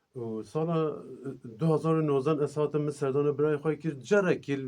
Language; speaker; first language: Kurdish; native; Kurdish